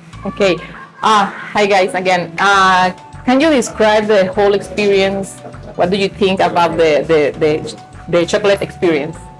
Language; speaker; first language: English; non-native, learner; Spanish